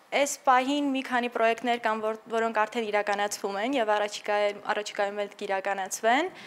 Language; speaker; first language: Armenian; native; Armenian